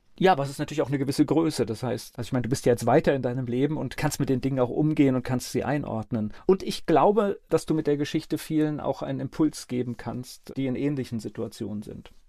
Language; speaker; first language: German; native; German